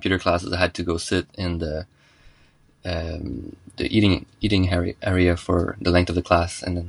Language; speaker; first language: English; non-native, fluent; French